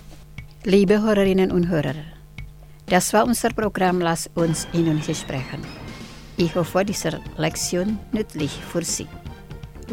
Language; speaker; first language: German; non-native, fluent; Indonesian